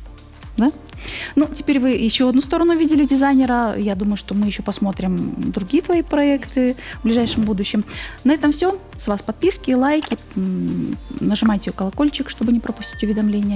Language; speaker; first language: Russian; native; Russian